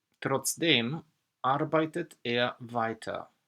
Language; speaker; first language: German; non-native, fluent; Polish